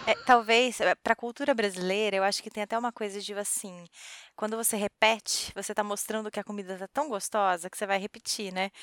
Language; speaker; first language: Portuguese; native; Portuguese